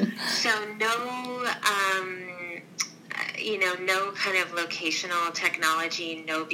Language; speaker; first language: English; native; English